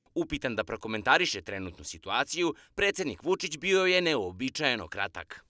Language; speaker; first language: Serbian; native; Serbian